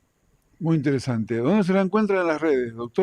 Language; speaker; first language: Spanish; native; Spanish